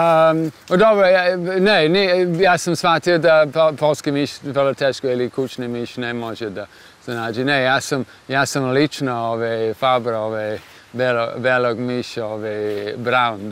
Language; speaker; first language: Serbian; non-native, fluent; English